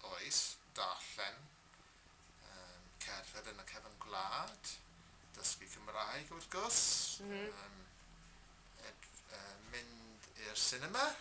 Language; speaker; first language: Welsh; non-native, learner; English